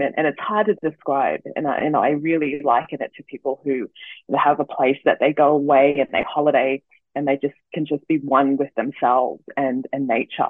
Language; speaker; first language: English; native; English